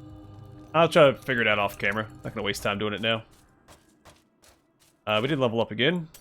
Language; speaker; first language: English; native; English